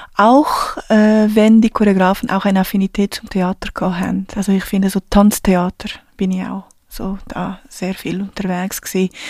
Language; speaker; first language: German; non-native, fluent; Portuguese